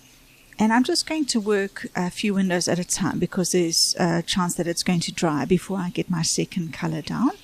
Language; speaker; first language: English; native; English